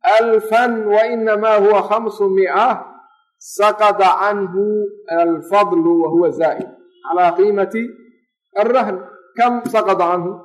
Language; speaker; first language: Arabic; non-native, local second language; Somali